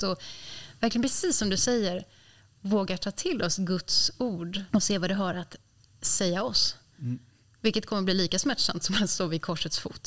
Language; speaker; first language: Swedish; native; Swedish